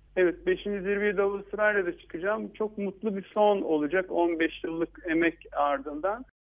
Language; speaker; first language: Turkish; native; Turkish